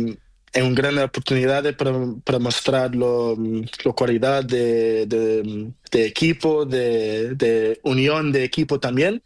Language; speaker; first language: Spanish; non-native, learner; Portuguese